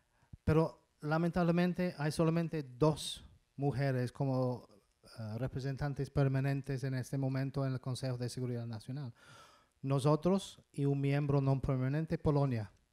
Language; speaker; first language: Spanish; non-native, fluent; English